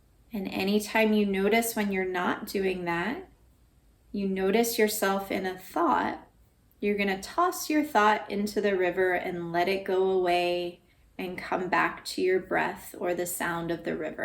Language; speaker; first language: English; native; English